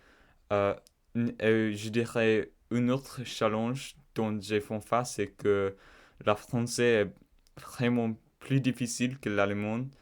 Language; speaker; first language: French; non-native, learner; English